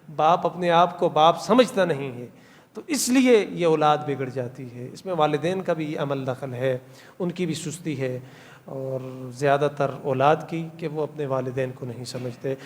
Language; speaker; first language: Urdu; non-native, local second language; Pashto